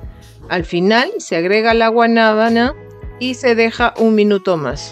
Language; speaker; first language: Spanish; native; Spanish